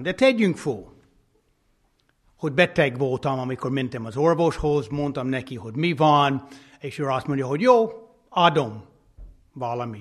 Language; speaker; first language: Hungarian; non-native, fluent; English